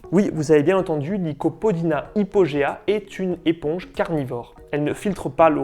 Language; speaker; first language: French; native; French